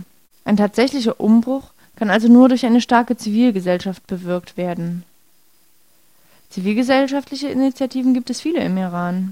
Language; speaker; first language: German; native; German